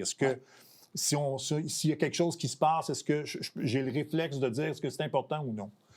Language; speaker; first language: French; native; French